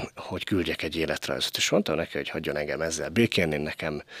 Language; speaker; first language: Hungarian; native; Hungarian